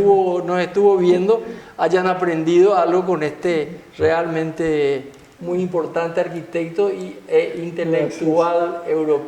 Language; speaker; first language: Spanish; native; Spanish